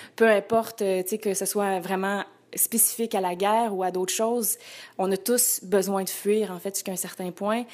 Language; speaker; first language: French; native; French